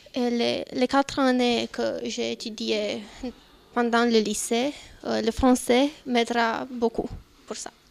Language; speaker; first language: French; non-native, fluent; Romanian